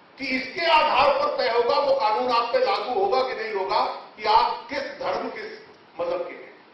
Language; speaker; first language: Hindi; native; Hindi